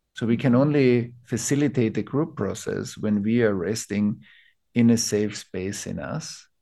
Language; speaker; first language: English; non-native, fluent; German